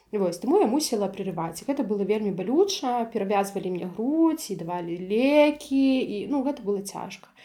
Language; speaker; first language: Belarusian; native; Belarusian